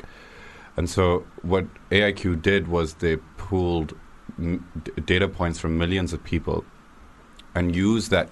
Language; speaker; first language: English; non-native, local second language; Urdu